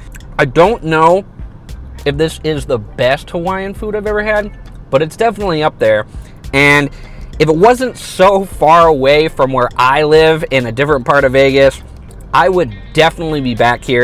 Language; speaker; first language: English; native; English